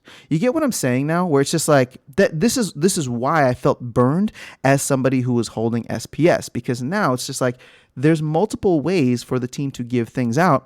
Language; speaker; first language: English; native; English